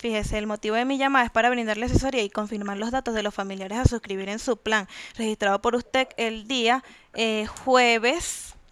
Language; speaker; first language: Spanish; native; Spanish